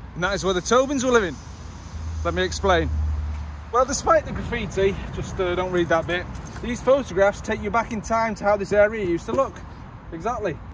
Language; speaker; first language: English; native; English